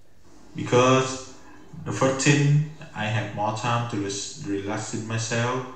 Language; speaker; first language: English; non-native, learner; Vietnamese